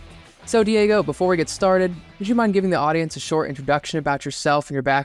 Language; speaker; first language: English; native; English